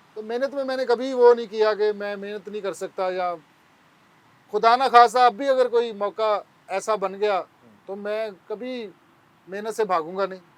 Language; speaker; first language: Urdu; non-native, local second language; Punjabi